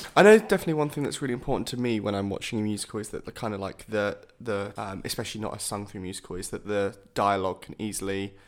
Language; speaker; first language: English; native; English